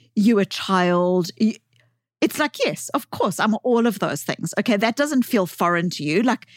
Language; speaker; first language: English; native; English